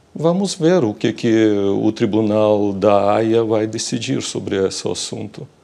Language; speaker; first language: Portuguese; non-native, fluent; Ukrainian